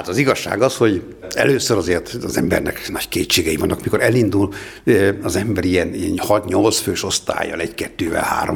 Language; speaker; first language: Hungarian; native; Hungarian